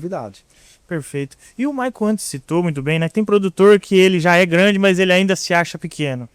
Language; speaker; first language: Portuguese; native; Portuguese